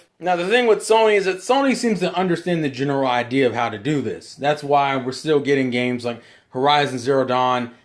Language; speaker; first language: English; native; English